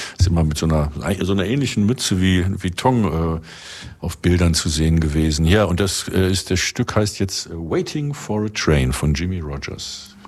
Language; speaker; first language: German; native; German